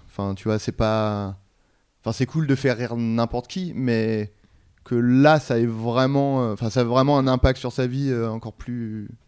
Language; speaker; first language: French; native; French